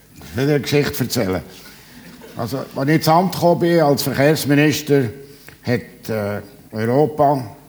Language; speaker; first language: German; native; German